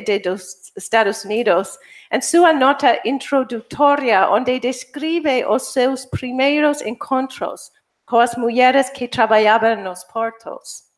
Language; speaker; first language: Galician; non-native, fluent; English